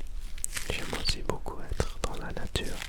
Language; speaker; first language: French; non-native, learner; Dutch